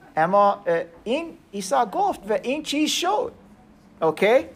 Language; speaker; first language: Persian; non-native, learner; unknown